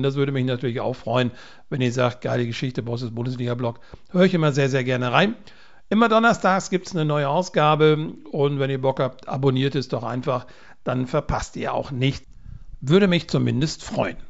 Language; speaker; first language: German; native; German